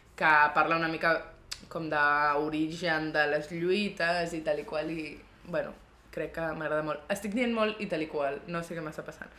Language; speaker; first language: Catalan; native; Catalan